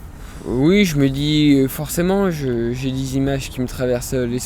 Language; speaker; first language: French; native; French